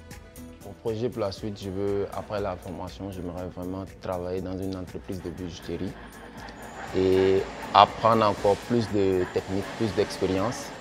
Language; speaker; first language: French; non-native, fluent; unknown